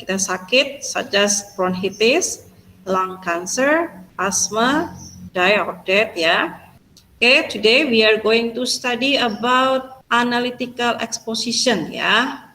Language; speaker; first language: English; non-native, fluent; Indonesian